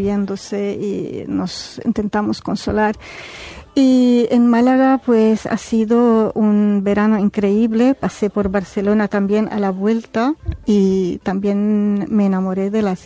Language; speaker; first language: Spanish; non-native, fluent; Arabic